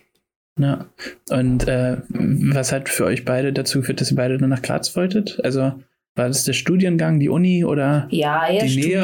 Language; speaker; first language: German; native; German